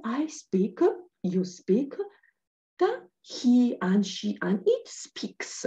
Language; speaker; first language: English; non-native, fluent; Georgian